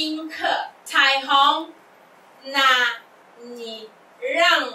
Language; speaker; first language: Chinese; non-native, local second language; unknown